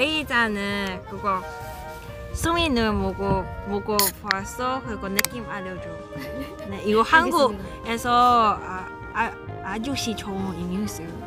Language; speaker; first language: Korean; non-native, learner; Cantonese